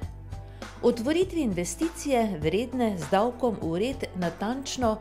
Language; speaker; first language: Slovenian; native; Slovenian